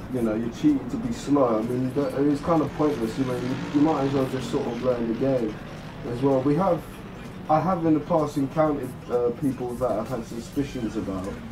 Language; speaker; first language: English; native; English